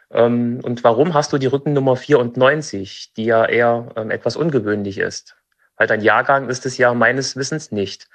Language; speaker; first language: German; native; German